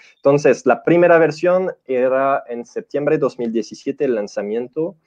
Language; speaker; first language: Spanish; non-native, fluent; French